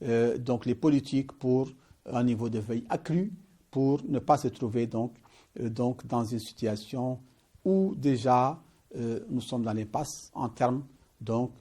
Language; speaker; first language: French; non-native, local second language; Arabic